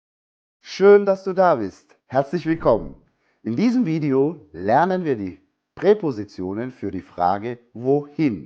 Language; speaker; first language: German; non-native, fluent; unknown